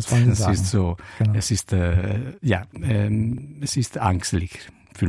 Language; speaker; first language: German; non-native, learner; Italian